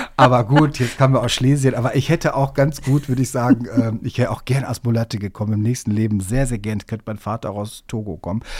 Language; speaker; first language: German; native; German